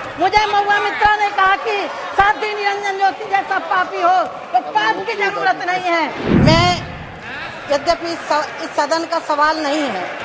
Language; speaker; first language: Hindi; native; Hindi